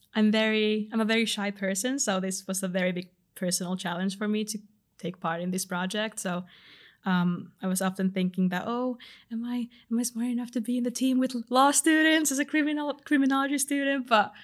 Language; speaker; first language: English; non-native, fluent; Finnish